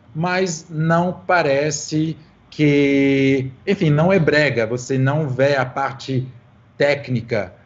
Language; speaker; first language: Portuguese; non-native, fluent; French